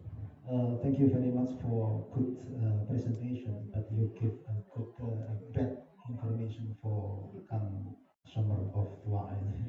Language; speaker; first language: English; non-native, learner; Indonesian